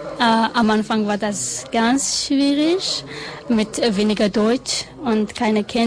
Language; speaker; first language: German; non-native, learner; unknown